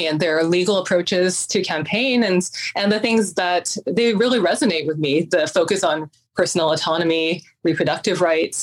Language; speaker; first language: English; native; English